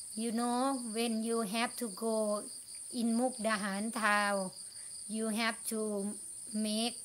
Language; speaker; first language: English; non-native, learner; Thai